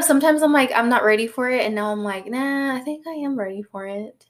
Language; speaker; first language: English; early bilingual, other home language; Spanish